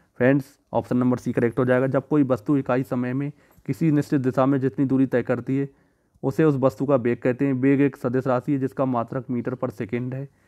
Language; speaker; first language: Hindi; native; Hindi